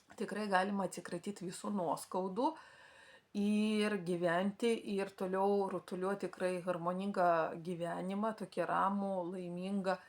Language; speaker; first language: Lithuanian; non-native, local second language; Russian